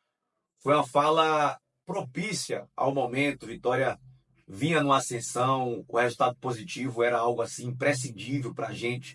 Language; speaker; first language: Portuguese; native; Portuguese